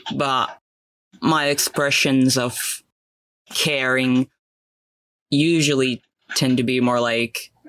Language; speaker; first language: English; non-native, fluent; Finnish